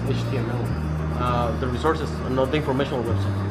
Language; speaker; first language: English; non-native, fluent; Spanish